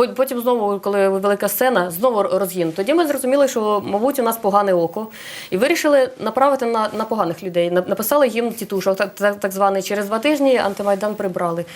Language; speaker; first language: Ukrainian; non-native, local second language; Russian